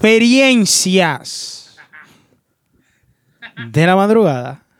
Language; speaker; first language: Spanish; native; Spanish